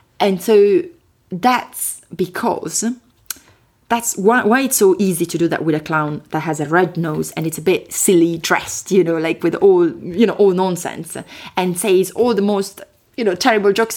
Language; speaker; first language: English; non-native, fluent; Italian